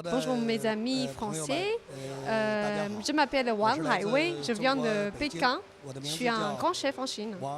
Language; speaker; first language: French; non-native, learner; Chinese